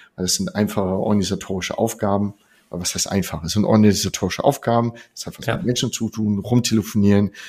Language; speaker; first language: German; native; German